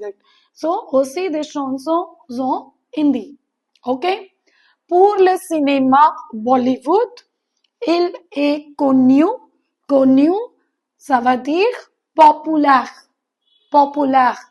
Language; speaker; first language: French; non-native, fluent; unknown